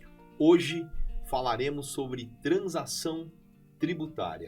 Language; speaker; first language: Portuguese; native; Portuguese